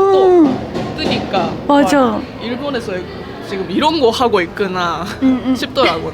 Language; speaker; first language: Korean; non-native, fluent; Japanese